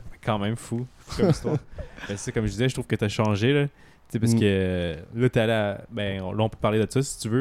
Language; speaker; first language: French; native; French